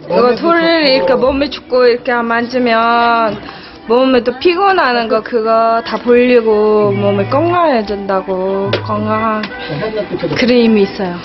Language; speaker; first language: Korean; non-native, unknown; Mongolian